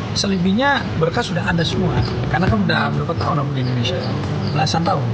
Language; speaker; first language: Indonesian; non-native, fluent; Dutch